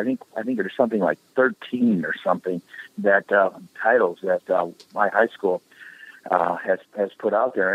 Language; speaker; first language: English; native; English